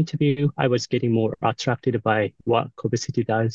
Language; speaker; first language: English; non-native, fluent; Japanese